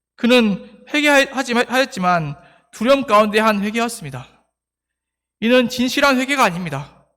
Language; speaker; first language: Korean; native; Korean